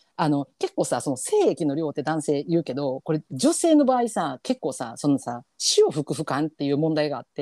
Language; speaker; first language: Japanese; native; Japanese